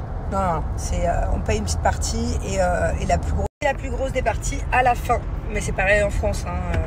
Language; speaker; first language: French; native; French